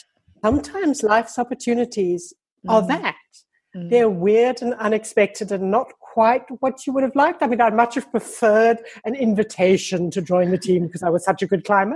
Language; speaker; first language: English; native; English